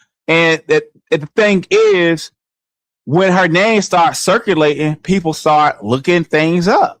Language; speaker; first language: English; native; English